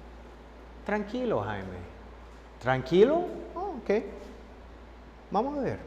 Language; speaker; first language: Spanish; non-native, fluent; English